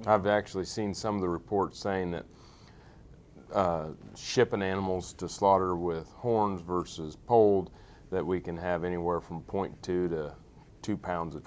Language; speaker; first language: English; native; English